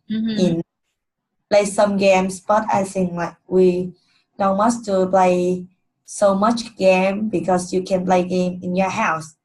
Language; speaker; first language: English; non-native, learner; Vietnamese